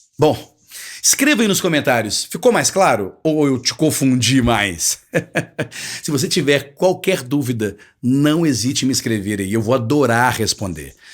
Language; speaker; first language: Portuguese; native; Portuguese